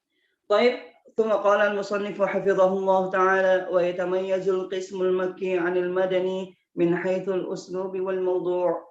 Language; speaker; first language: Arabic; non-native, fluent; Indonesian